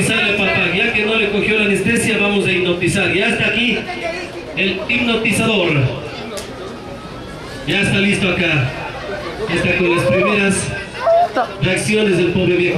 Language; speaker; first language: Spanish; native; Spanish